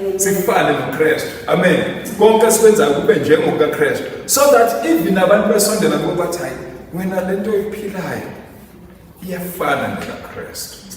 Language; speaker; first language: Zulu; native; Zulu